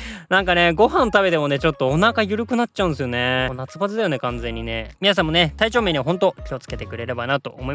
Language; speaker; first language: Japanese; native; Japanese